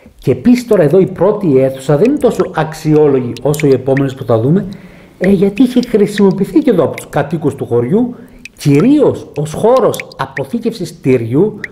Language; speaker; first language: Greek; native; Greek